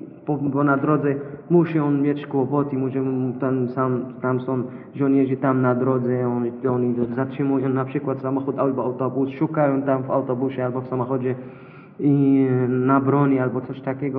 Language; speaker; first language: Polish; non-native, learner; Arabic